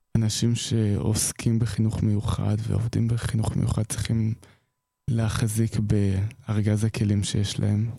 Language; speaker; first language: Hebrew; native; Hebrew